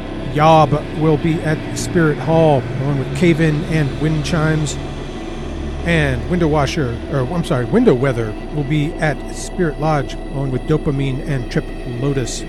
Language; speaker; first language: English; native; English